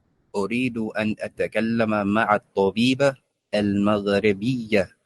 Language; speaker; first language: Arabic; non-native, learner; English